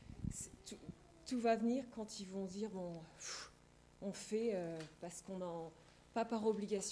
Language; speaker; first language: French; native; French